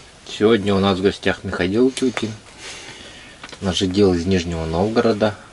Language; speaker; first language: Russian; native; Russian